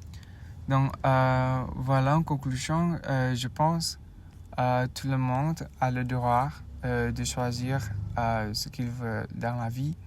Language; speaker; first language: French; non-native, learner; Indonesian